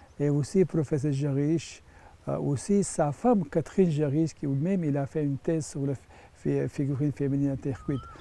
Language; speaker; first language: French; non-native, fluent; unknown